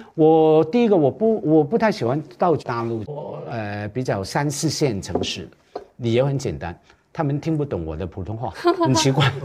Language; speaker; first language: Chinese; non-native, local second language; Cantonese